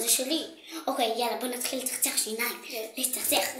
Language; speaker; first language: Hebrew; native; Hebrew